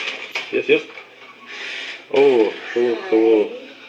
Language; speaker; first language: English; non-native, learner; Russian